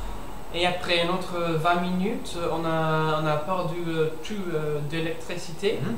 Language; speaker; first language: French; non-native, learner; English